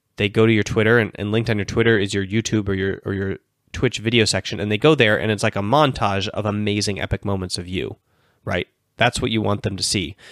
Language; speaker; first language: English; native; English